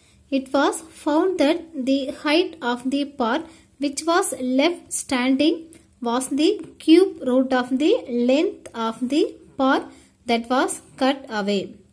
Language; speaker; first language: English; non-native, local second language; Tamil